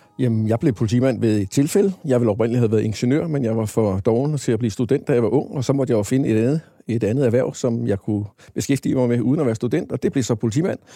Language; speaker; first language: Danish; native; Danish